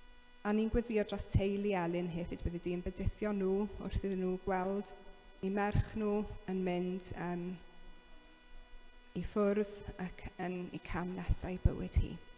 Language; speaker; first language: Welsh; native; Welsh